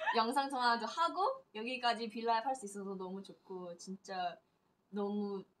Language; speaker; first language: Korean; early bilingual, heritage; Korean